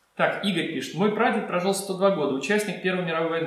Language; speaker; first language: Russian; native; Russian